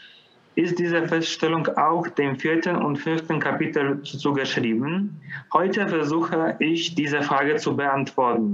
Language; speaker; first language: German; non-native, fluent; Polish